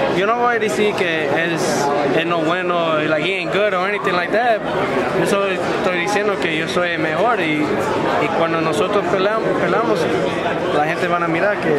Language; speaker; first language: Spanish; early bilingual, heritage; English